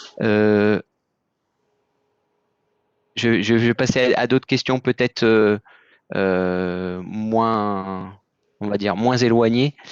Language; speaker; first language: French; native; French